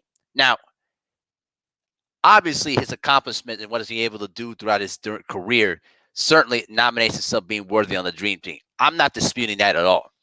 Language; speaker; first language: English; native; English